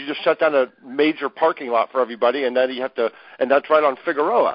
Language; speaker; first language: English; native; English